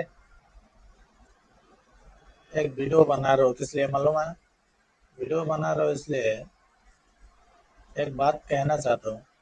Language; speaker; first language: Hindi; non-native, learner; Bangla